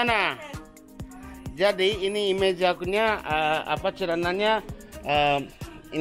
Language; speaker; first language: Indonesian; non-native, fluent; Japanese